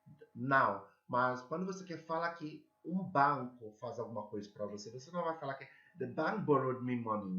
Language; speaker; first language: Portuguese; non-native, learner; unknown